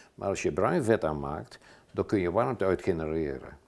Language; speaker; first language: Dutch; native; Dutch